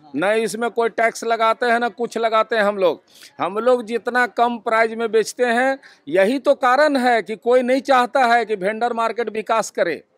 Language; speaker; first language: Hindi; native; Hindi